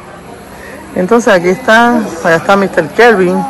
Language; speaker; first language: Spanish; native; Spanish